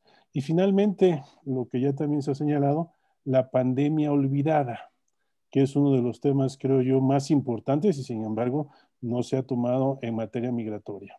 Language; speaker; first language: Spanish; native; Spanish